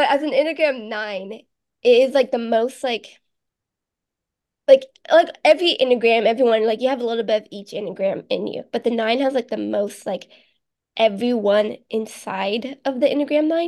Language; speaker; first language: English; early bilingual, other home language; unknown